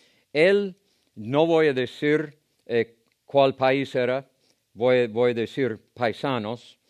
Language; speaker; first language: Spanish; non-native, fluent; English